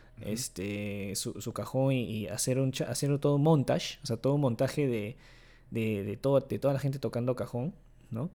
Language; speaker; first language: Spanish; early bilingual, other home language; Japanese